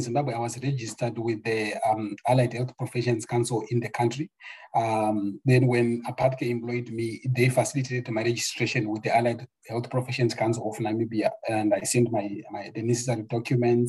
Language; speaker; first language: English; non-native, local second language; Shona